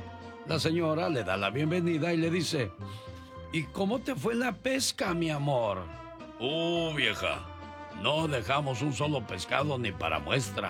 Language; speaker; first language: Spanish; native; Spanish